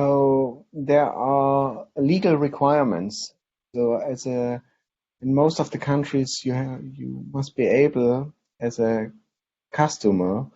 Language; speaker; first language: English; non-native, fluent; German